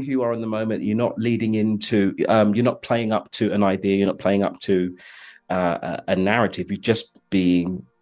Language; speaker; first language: English; native; English